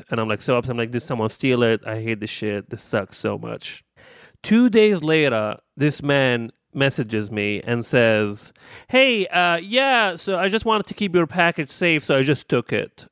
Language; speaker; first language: English; non-native, fluent; Arabic